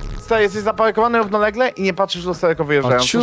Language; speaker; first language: Polish; native; Polish